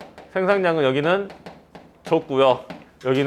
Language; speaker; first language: Korean; native; Korean